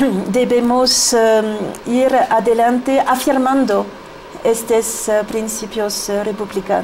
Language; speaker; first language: Spanish; non-native, fluent; French